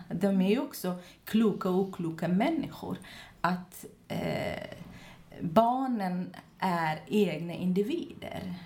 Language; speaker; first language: Swedish; non-native, fluent; Kurdish